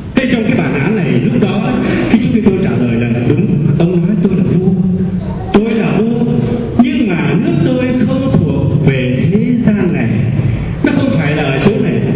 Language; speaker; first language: Vietnamese; native; Vietnamese